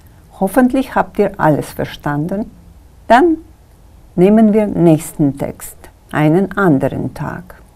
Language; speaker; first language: German; non-native, fluent; Kyrgyz